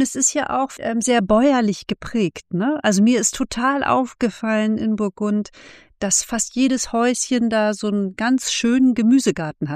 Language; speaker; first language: German; native; German